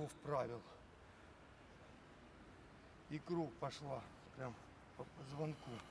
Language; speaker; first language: Russian; native; Russian